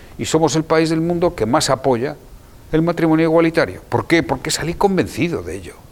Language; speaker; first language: Spanish; native; Spanish